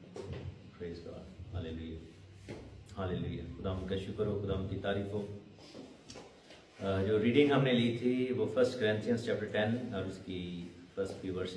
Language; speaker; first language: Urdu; non-native, local second language; Punjabi